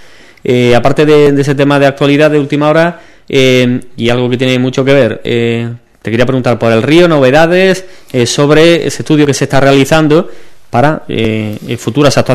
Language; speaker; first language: Spanish; native; Spanish